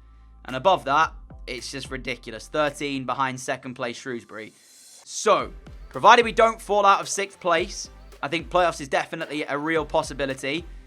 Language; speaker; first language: English; native; English